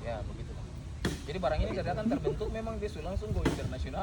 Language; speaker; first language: Malay; native; Malay